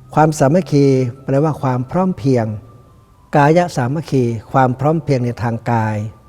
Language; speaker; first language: Thai; native; Thai